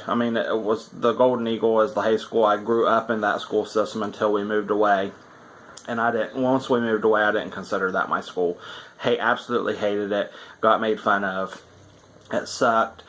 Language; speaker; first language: English; native; English